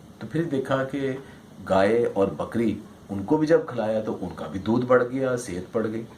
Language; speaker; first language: Urdu; non-native, local second language; Punjabi